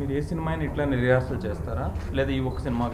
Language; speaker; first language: Telugu; native; Telugu